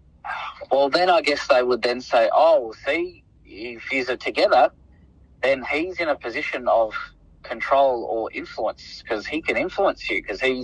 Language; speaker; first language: English; native; English